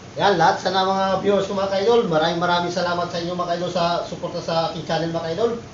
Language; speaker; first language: Filipino; non-native, local second language; Cebuano